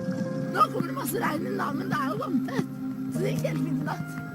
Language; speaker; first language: Norwegian; native; Norwegian